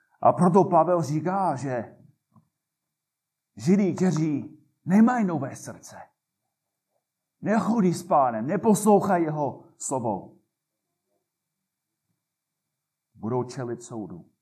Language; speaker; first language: Czech; non-native, fluent; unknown